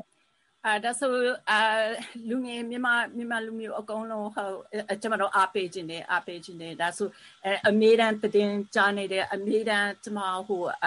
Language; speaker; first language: Burmese; early bilingual, heritage; Burmese